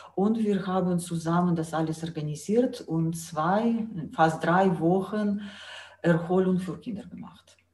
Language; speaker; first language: German; non-native, fluent; Russian